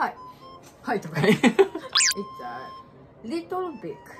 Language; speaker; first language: English; non-native, learner; Japanese